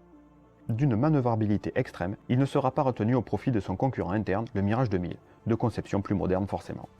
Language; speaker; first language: French; native; French